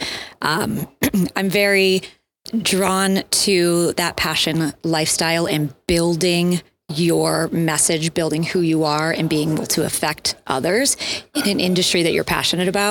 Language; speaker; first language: English; native; English